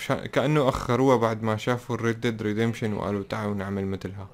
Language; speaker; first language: Arabic; native; Arabic